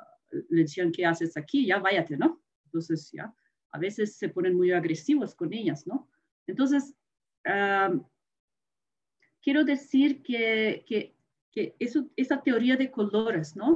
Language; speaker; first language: Spanish; non-native, fluent; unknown